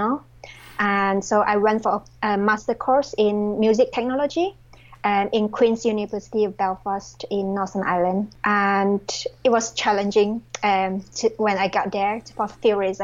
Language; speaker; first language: English; non-native, local second language; Chinese